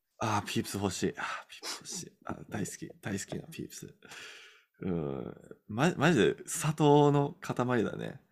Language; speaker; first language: Japanese; non-native, fluent; English